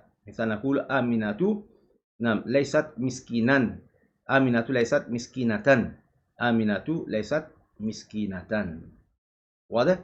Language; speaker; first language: Arabic; non-native, fluent; Malay